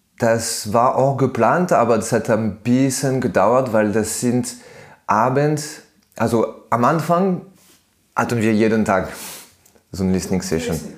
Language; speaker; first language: German; non-native, fluent; French